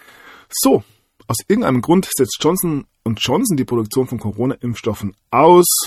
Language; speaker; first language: German; native; German